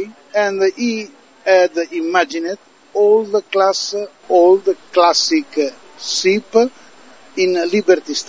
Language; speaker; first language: English; non-native, learner; Italian